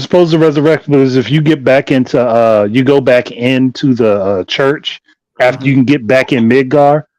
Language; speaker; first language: English; native; English